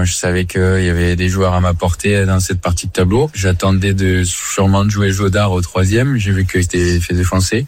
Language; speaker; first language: French; native; French